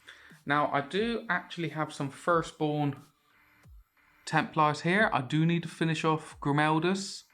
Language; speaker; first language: English; native; English